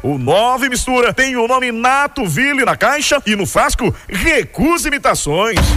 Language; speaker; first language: Portuguese; native; Portuguese